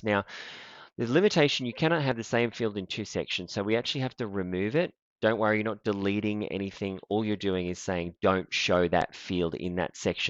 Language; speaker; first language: English; native; English